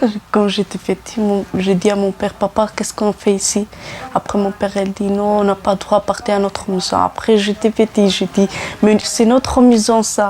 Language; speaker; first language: French; non-native, learner; Romany